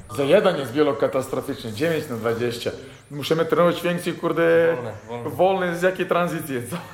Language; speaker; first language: Polish; non-native, fluent; Serbian